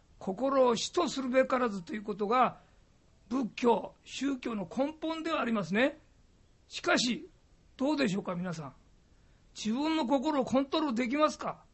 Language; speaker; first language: Japanese; native; Japanese